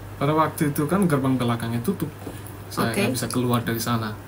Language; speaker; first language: Indonesian; non-native, fluent; Bangla